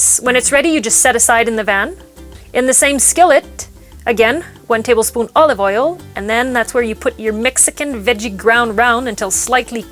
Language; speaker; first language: English; non-native, local second language; French